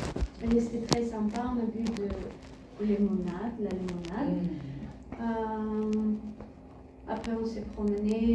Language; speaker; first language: French; non-native, learner; Bulgarian